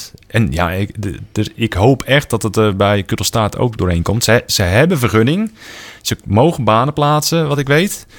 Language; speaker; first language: Dutch; native; Dutch